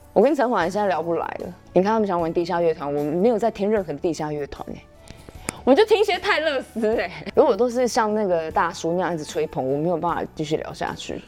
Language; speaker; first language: Chinese; native; Chinese